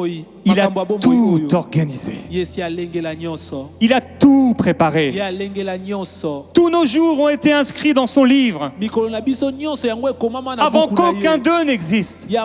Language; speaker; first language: French; native; French